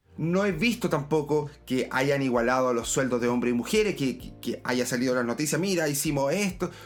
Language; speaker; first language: Spanish; native; Spanish